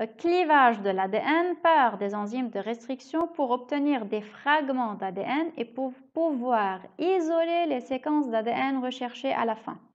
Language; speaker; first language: French; native; French